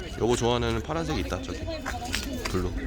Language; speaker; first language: Korean; native; Korean